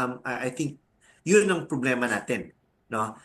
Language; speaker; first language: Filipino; native; Filipino